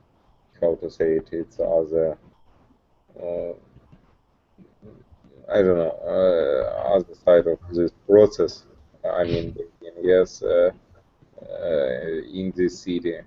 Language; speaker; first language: English; non-native, learner; Russian